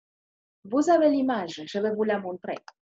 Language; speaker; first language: French; non-native, fluent; Spanish